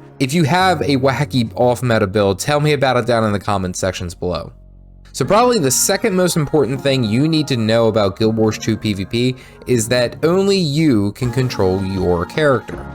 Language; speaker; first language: English; native; English